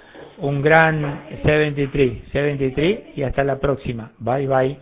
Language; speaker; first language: Spanish; native; Spanish